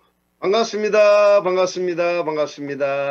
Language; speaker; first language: Korean; native; Korean